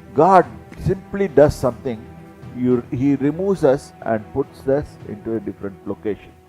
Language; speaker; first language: English; non-native, local second language; Tamil